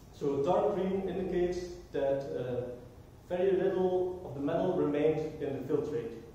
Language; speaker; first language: English; non-native, fluent; Dutch